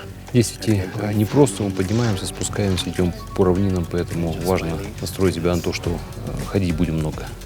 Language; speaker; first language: Russian; native; Russian